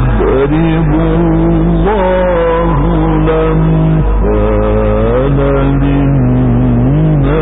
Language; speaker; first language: Arabic; native; Arabic